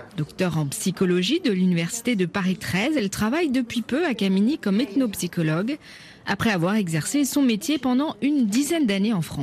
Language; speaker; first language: French; native; French